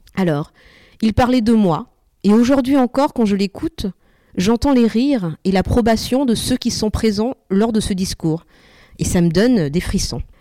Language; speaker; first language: French; early bilingual, other home language; Malagasy